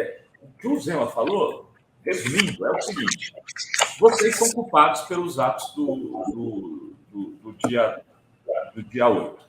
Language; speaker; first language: Portuguese; native; Portuguese